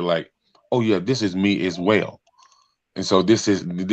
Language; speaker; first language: English; native; English